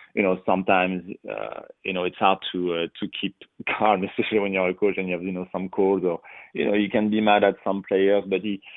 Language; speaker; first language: English; non-native, fluent; French